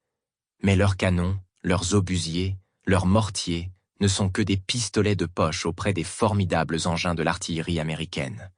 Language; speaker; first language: French; native; French